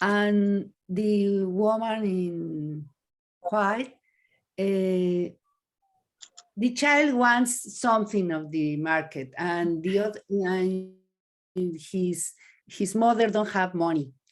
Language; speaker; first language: English; non-native, learner; Spanish